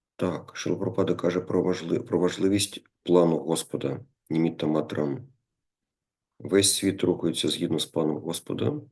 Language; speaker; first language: Ukrainian; non-native, local second language; Russian